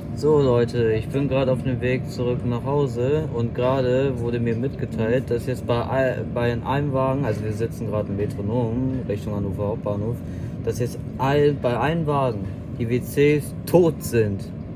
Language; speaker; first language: German; native; German